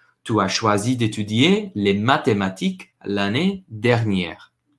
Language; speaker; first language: French; non-native, learner; English